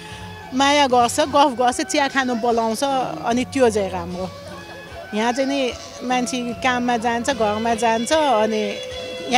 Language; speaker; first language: Nepali; early bilingual, other home language; German